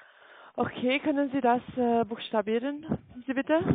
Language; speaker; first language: German; non-native, learner; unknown